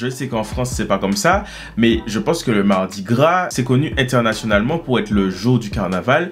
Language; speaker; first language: French; native; French